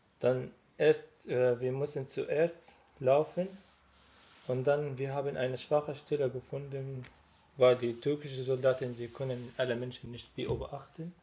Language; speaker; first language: German; non-native, learner; Arabic